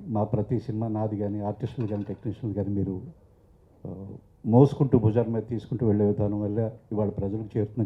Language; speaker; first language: Telugu; native; Telugu